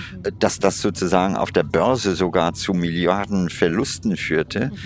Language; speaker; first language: German; non-native, fluent; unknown